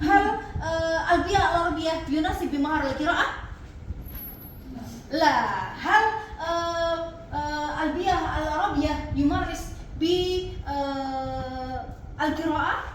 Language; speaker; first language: Arabic; non-native, learner; Indonesian